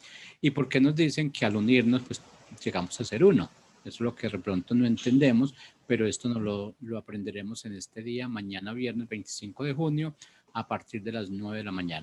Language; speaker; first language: Spanish; native; Spanish